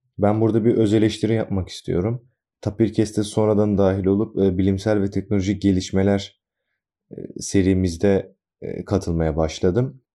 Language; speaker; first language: Turkish; native; Turkish